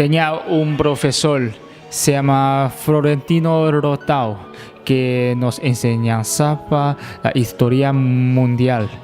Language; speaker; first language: Spanish; non-native, learner; Chinese